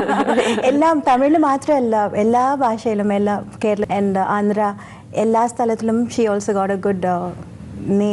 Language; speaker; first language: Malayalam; non-native, local second language; Tamil